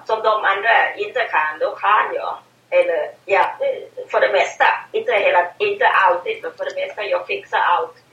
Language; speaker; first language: Swedish; non-native, fluent; Thai